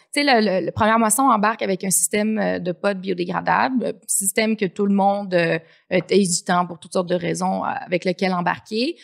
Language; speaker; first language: French; native; French